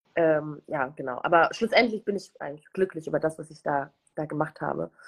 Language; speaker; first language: German; early bilingual, other home language; Kinyarwanda